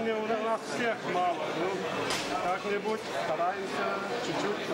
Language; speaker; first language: Russian; non-native, learner; Lithuanian